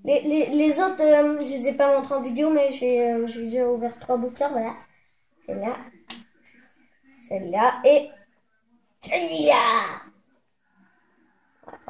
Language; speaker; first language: French; native; French